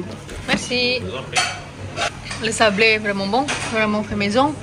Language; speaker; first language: French; non-native, learner; Indonesian